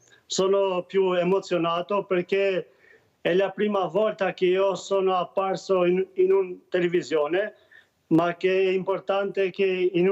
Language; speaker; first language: Italian; non-native, learner; Albanian